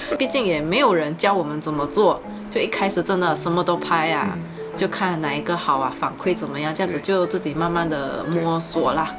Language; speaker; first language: Chinese; native; Chinese